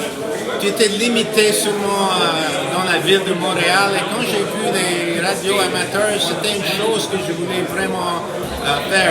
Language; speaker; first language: French; non-native, local second language; English